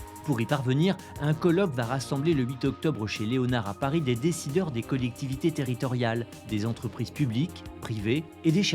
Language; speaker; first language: French; native; French